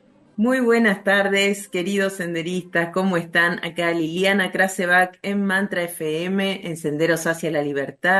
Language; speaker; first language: Spanish; native; Spanish